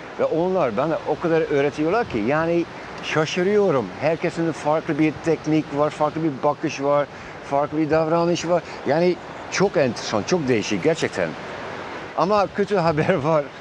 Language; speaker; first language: Turkish; non-native, fluent; Dutch